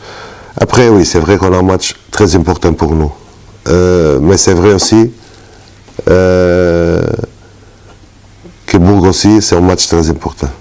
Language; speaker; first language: French; non-native, fluent; Portuguese